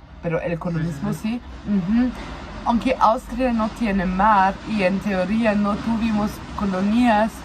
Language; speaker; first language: Spanish; non-native, fluent; German